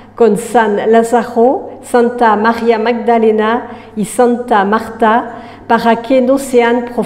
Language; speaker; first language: Spanish; non-native, fluent; French